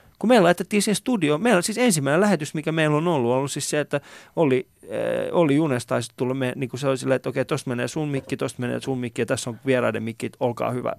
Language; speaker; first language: Finnish; early bilingual, other home language; Persian